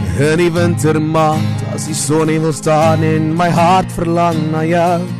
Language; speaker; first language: Afrikaans; non-native, local second language; Southern Sotho